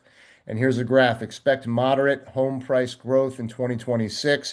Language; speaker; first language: English; native; English